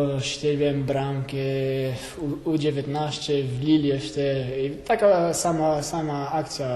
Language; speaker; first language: Polish; early bilingual, heritage; French